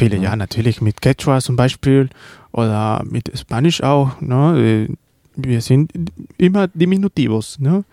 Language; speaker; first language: German; non-native, learner; Spanish